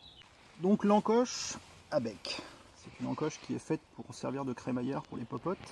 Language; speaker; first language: French; native; French